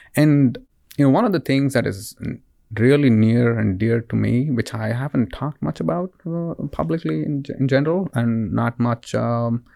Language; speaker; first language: English; non-native, local second language; Kannada